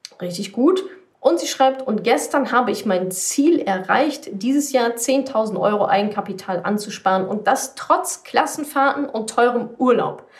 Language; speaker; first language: German; native; German